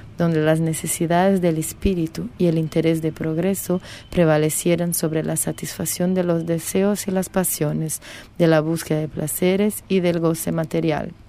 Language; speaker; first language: Spanish; non-native, fluent; Portuguese